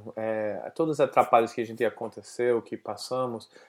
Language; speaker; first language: Portuguese; non-native, fluent; English